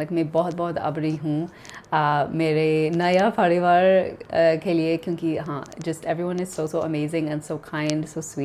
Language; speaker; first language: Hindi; non-native, learner; English